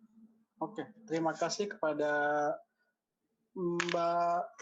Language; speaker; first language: Indonesian; native; Indonesian